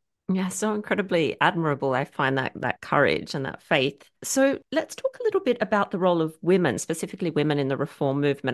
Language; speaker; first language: English; native; English